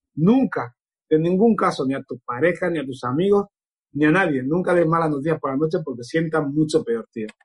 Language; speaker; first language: Spanish; native; Spanish